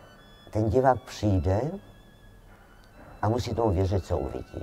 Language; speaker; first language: Czech; non-native, fluent; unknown